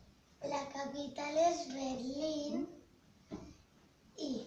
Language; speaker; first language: Spanish; non-native, local second language; Catalan